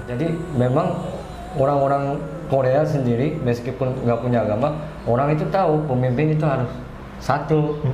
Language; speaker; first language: Indonesian; non-native, fluent; Korean